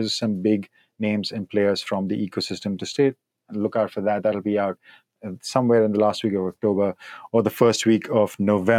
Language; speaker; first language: English; non-native, local second language; Hindi